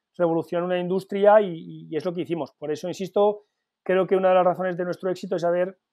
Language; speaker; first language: Spanish; early bilingual, heritage; Spanish